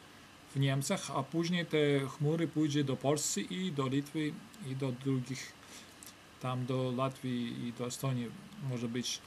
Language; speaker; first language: Polish; non-native, learner; Lithuanian